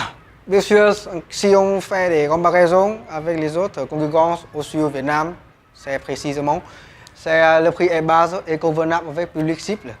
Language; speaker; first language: French; non-native, learner; Vietnamese